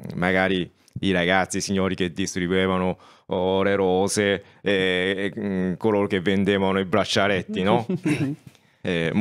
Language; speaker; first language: Italian; non-native, fluent; Japanese